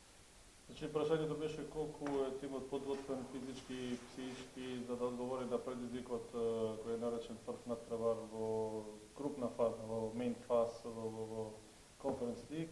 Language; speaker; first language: Macedonian; non-native, local second language; Albanian